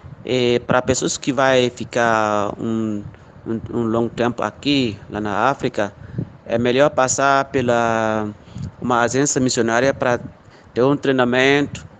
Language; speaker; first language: Portuguese; non-native, local second language; Fula